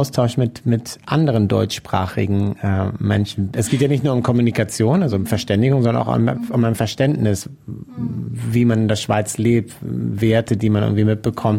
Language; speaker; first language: German; native; German